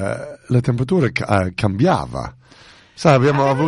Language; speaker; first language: Italian; early bilingual, heritage; Italian